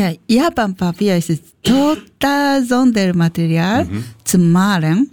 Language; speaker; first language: German; non-native, learner; Japanese